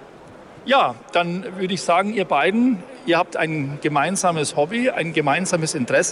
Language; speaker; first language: German; native; German